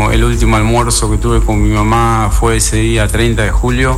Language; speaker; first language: Spanish; native; Spanish